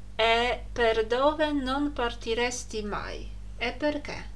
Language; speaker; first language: Italian; non-native, fluent; Polish